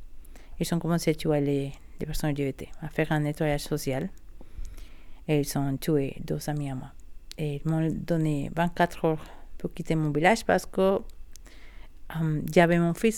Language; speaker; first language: French; non-native, learner; Spanish